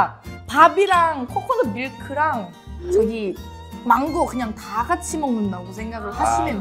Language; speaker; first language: Korean; non-native, fluent; Thai